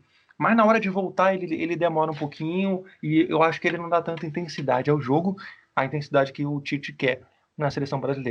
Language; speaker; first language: Portuguese; native; Portuguese